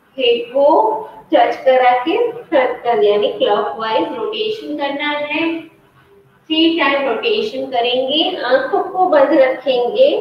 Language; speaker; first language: Hindi; non-native, local second language; Gujarati